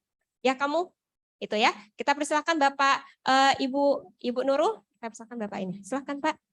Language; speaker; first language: Indonesian; native; Indonesian